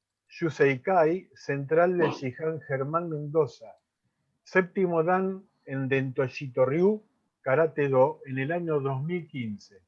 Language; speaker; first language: Spanish; native; Spanish